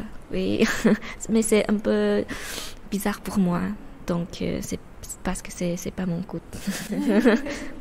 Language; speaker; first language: French; non-native, learner; Chinese